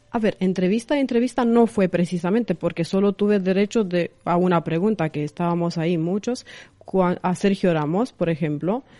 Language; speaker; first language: Spanish; non-native, fluent; Romanian